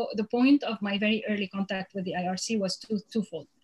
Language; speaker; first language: English; non-native, fluent; Arabic